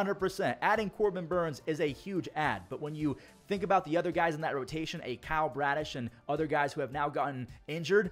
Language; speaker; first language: English; native; English